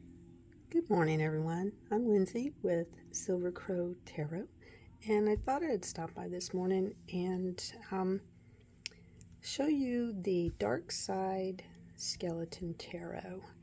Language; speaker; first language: English; native; English